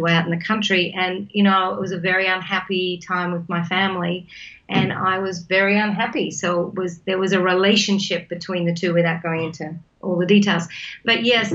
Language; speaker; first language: English; native; English